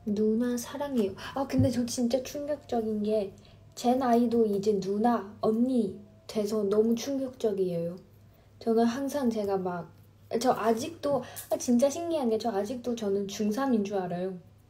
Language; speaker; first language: Korean; non-native, fluent; Chinese